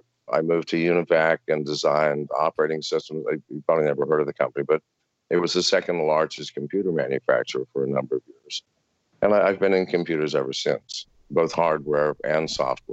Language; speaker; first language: English; native; English